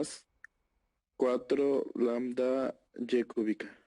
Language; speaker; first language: Spanish; native; Spanish